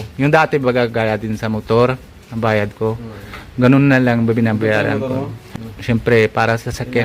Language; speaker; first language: Filipino; non-native, fluent; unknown